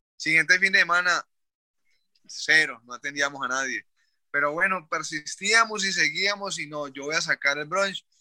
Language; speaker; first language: Spanish; native; Spanish